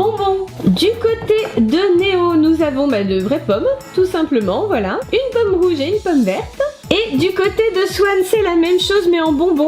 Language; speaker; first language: French; native; French